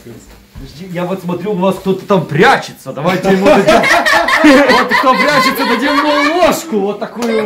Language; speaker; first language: Russian; native; Russian